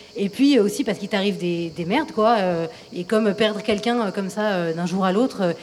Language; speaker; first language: French; native; French